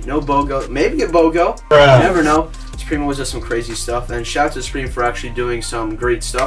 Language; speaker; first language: English; native; English